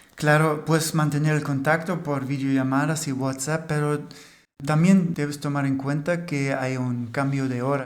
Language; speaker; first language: Spanish; non-native, fluent; German